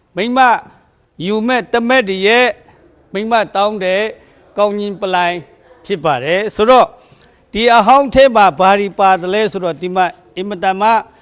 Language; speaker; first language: Burmese; non-native, local second language; Kachin